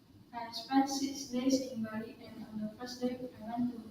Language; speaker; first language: English; non-native, learner; Indonesian